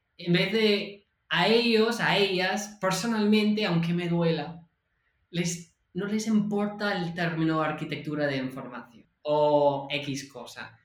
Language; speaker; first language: Spanish; non-native, fluent; English